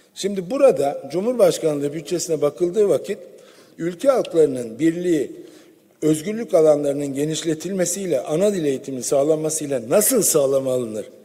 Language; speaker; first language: Turkish; native; Turkish